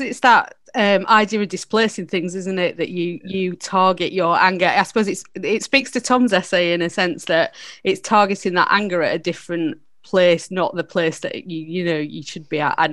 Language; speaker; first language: English; native; English